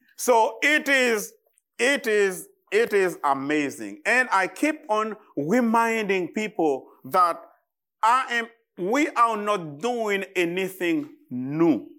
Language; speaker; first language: English; non-native, fluent; Haitian Creole